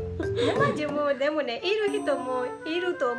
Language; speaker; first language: Japanese; non-native, learner; Burmese